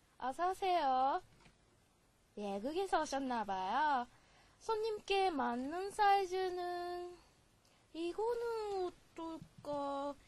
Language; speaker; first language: Korean; non-native, learner; Japanese